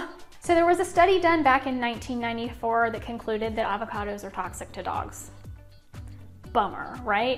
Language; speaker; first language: English; native; English